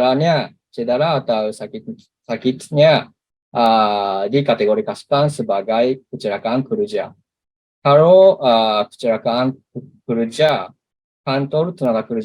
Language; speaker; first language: Indonesian; non-native, learner; Japanese